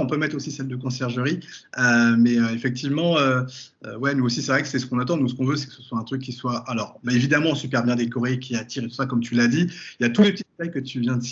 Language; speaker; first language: French; native; French